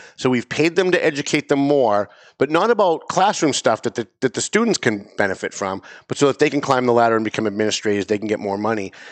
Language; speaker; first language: English; native; English